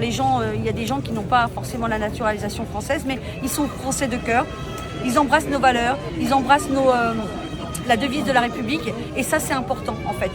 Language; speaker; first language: French; early bilingual, other home language; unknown